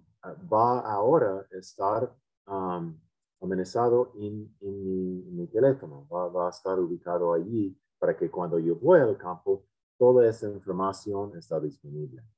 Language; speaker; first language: Spanish; non-native, fluent; English